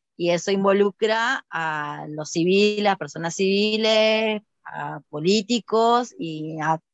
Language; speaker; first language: Spanish; native; Spanish